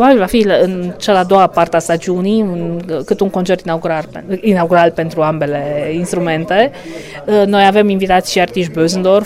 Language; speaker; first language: Romanian; native; Romanian